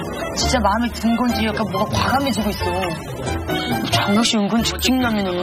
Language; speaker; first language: Korean; native; Korean